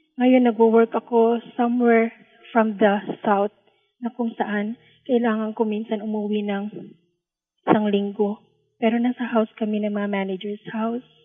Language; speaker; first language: Filipino; non-native, local second language; Hiligaynon